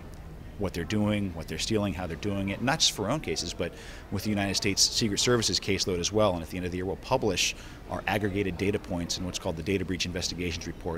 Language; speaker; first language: English; native; English